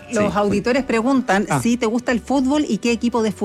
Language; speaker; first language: Spanish; native; Spanish